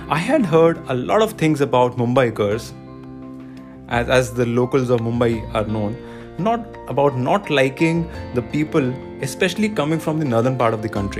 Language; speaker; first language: English; non-native, local second language; Hindi